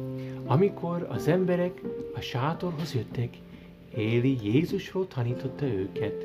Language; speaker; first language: Hungarian; early bilingual, heritage; Hungarian